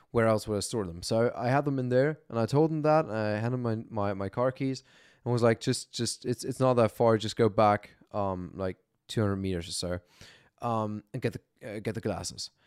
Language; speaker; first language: English; non-native, fluent; German